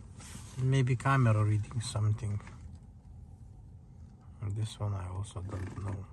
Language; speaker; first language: English; non-native, learner; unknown